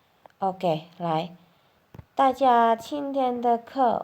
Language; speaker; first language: Chinese; non-native, fluent; Indonesian